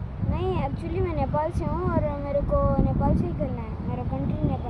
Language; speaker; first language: Hindi; early bilingual, other home language; Nepali